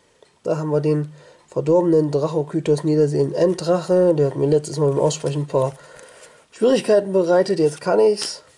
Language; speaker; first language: German; native; German